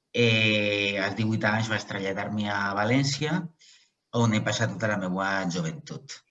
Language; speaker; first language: Catalan; non-native, local second language; Spanish